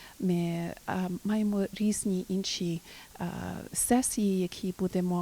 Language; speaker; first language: Ukrainian; early bilingual, heritage; Ukrainian